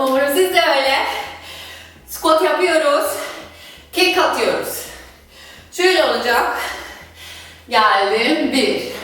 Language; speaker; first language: Turkish; non-native, fluent; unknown